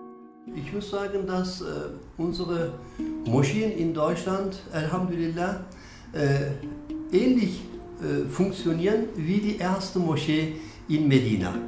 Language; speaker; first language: German; non-native, fluent; Turkish